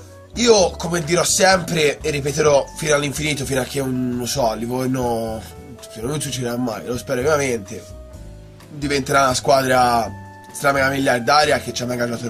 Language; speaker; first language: Italian; native; Italian